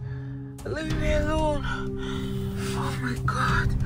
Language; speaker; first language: English; non-native, learner; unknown